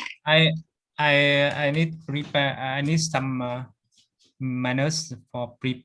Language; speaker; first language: English; non-native, learner; Vietnamese